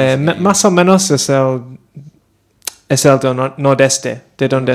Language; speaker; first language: Spanish; non-native, learner; English